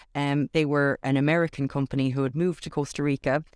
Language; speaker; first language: English; native; English